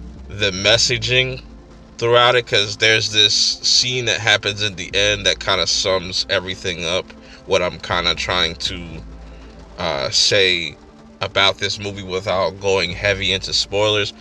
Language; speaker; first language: English; native; English